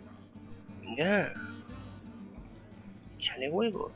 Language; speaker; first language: Spanish; native; Spanish